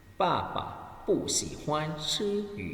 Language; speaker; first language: Chinese; non-native, fluent; Thai